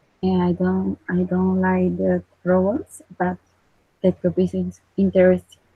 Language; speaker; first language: English; non-native, learner; Spanish